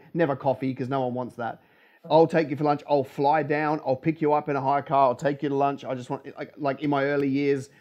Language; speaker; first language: English; native; English